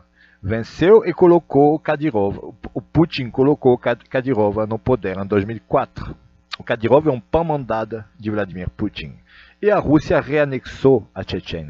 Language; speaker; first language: Portuguese; non-native, fluent; Russian